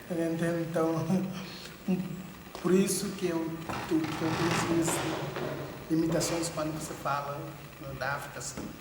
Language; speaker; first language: Portuguese; non-native, local second language; Upper Guinea Crioulo